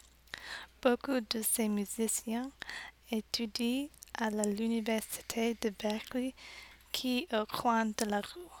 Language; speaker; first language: French; non-native, learner; English